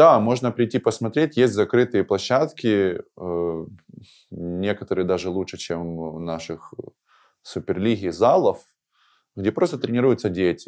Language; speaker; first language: Russian; native; Russian